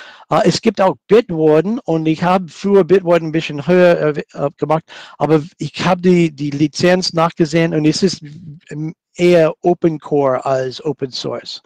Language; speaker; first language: German; non-native, fluent; English